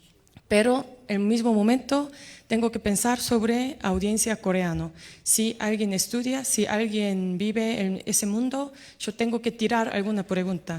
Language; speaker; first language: Spanish; non-native, learner; Korean